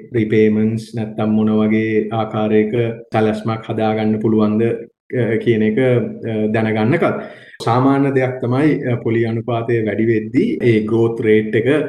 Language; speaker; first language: Sinhala; non-native, local second language; Tamil